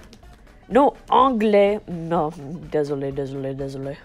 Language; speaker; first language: French; non-native, learner; English